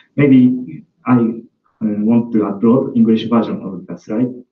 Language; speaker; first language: English; non-native, learner; Japanese